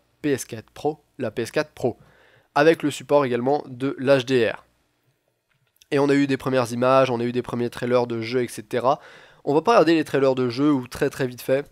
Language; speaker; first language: French; native; French